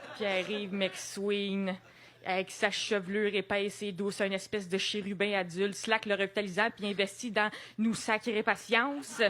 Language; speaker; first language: French; native; French